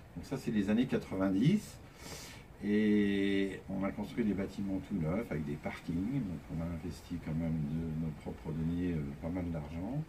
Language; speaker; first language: French; native; French